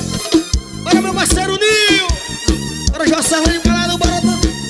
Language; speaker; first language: Portuguese; native; Portuguese